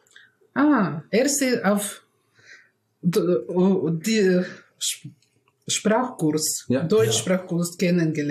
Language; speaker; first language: German; non-native, learner; Russian